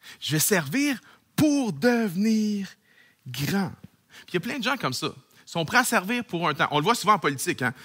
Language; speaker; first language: French; native; French